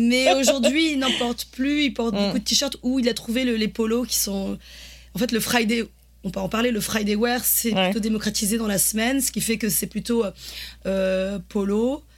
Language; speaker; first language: French; native; French